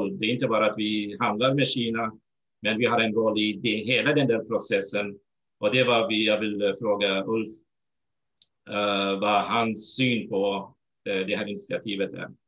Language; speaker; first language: Swedish; non-native, fluent; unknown